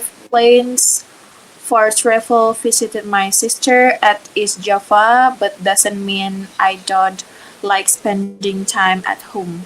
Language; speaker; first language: English; non-native, learner; Indonesian